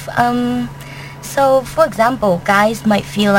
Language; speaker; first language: English; non-native, fluent; Thai